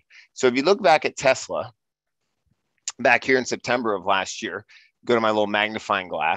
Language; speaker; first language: English; native; English